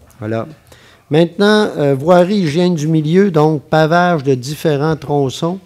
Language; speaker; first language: French; native; French